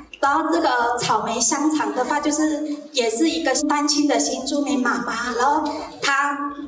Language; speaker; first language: Chinese; non-native, local second language; Hakka Chinese